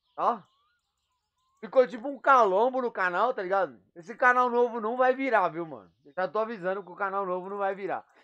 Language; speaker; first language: Portuguese; native; Portuguese